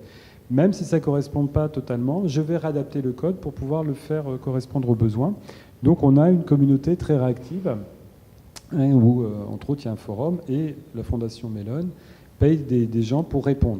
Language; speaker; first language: French; native; French